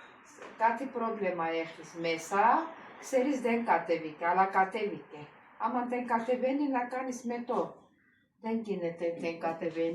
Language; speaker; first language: Greek; non-native, learner; Armenian